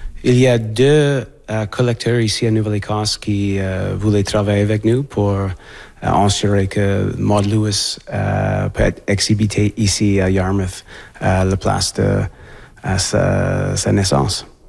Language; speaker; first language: French; non-native, fluent; English